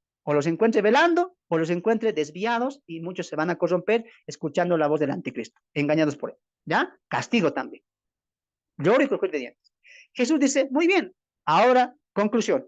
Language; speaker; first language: Spanish; native; Spanish